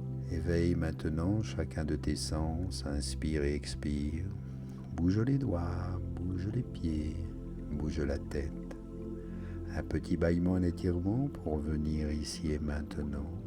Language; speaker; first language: French; native; French